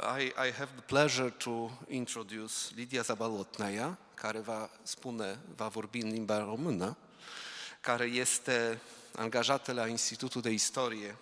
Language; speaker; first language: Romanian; non-native, fluent; Polish